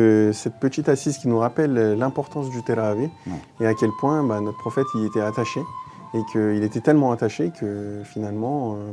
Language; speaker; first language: French; native; French